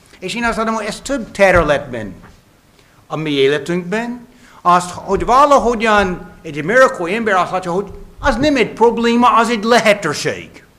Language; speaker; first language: Hungarian; non-native, fluent; English